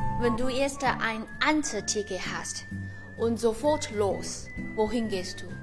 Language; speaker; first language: German; non-native, learner; Chinese